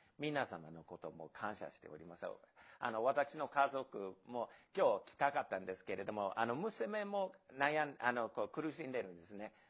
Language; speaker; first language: Japanese; non-native, fluent; English